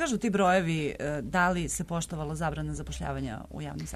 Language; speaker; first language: Serbian; native; Serbian